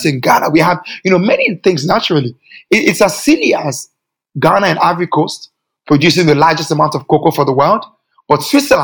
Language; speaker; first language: English; non-native, local second language; Yoruba